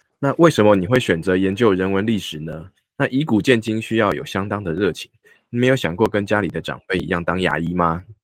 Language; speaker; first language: Chinese; native; Chinese